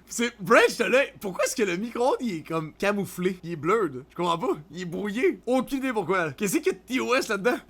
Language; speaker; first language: French; native; French